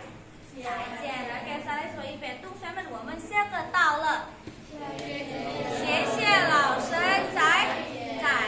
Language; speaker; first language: Chinese; non-native, learner; Indonesian